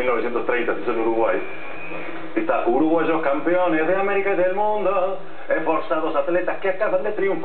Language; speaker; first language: Spanish; native; Spanish